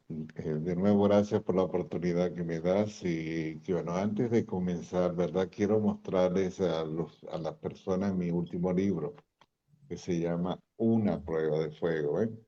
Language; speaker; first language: Spanish; native; Spanish